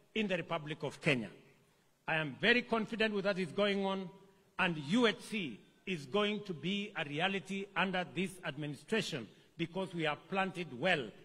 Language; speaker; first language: English; non-native, local second language; Kalenjin